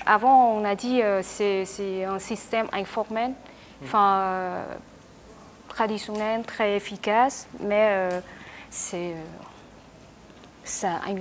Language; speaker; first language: French; non-native, learner; Vietnamese